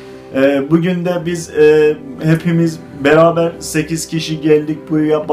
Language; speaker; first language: Turkish; non-native, fluent; Azerbaijani